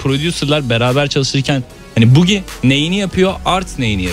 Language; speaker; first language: Turkish; native; Turkish